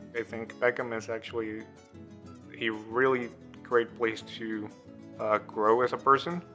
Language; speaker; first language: English; non-native, fluent; Spanish